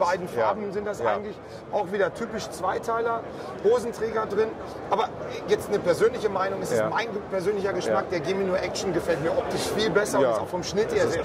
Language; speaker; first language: German; native; German